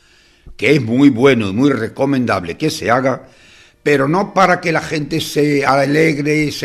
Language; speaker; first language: Spanish; native; Spanish